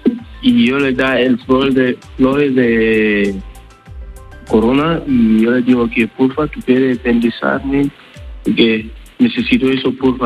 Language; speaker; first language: Spanish; non-native, learner; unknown